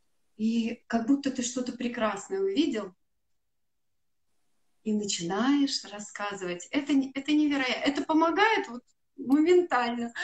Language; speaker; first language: Russian; native; Russian